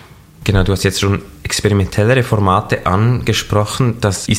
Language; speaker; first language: German; native; German